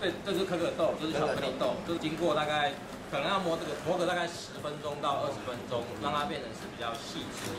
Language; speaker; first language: Chinese; native; Chinese